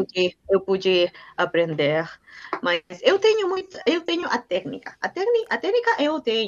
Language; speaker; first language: Portuguese; non-native, learner; Spanish